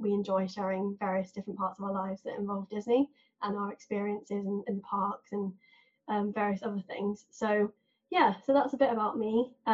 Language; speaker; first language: English; native; English